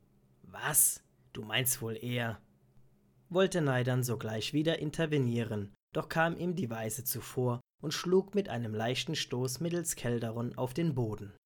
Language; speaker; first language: German; native; German